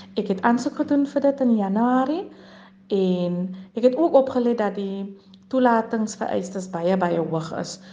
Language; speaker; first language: Afrikaans; native; Afrikaans